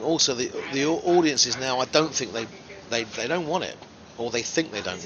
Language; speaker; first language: English; native; English